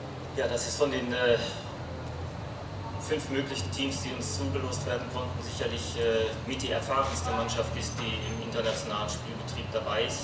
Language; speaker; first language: German; native; German